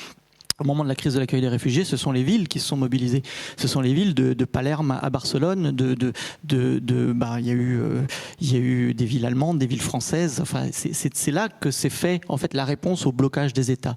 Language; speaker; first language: French; native; French